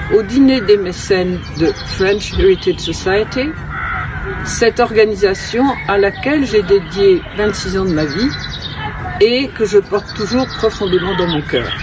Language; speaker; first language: French; native; French